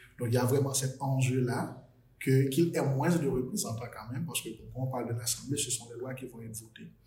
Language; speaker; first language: French; non-native, local second language; Haitian Creole